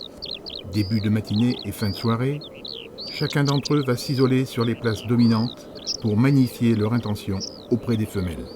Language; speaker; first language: French; native; French